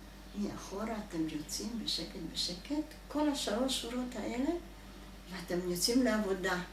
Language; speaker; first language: Hebrew; non-native, fluent; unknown